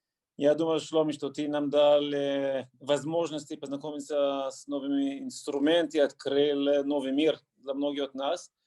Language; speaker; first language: Russian; non-native, fluent; Hebrew